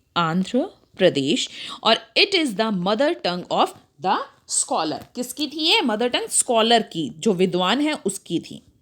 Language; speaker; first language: Hindi; native; Hindi